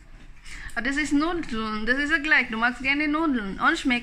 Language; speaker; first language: German; non-native, learner; Cebuano